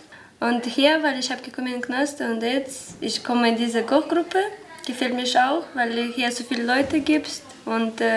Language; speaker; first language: German; non-native, learner; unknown